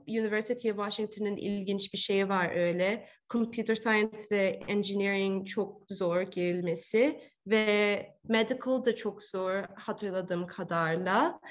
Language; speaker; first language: Turkish; early bilingual, heritage; Turkish